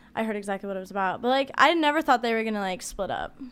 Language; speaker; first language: English; native; English